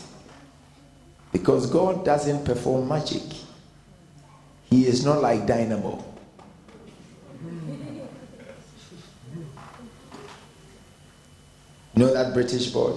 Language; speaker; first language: English; non-native, local second language; Akan